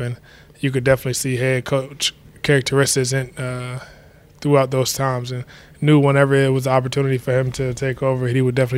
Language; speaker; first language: English; native; English